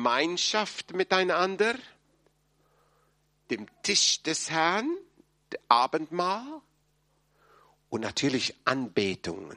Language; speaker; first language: German; non-native, fluent; English